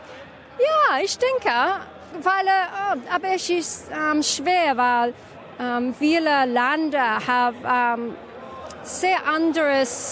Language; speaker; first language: German; non-native, learner; English